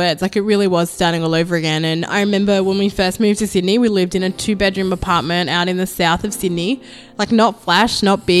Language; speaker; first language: English; native; English